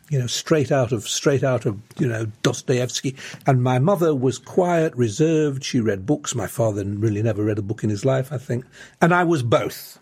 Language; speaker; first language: English; early bilingual, other home language; Lithuanian